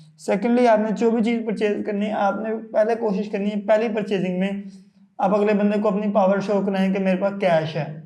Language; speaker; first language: Urdu; non-native, local second language; Punjabi